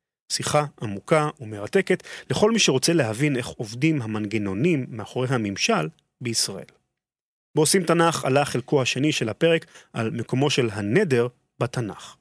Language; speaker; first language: Hebrew; native; Hebrew